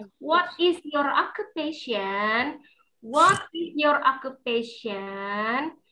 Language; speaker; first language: English; non-native, fluent; Indonesian